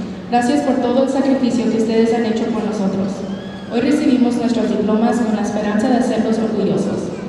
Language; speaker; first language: Spanish; early bilingual, heritage; Spanish